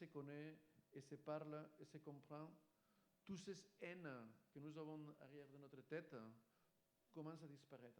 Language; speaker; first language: French; non-native, fluent; Spanish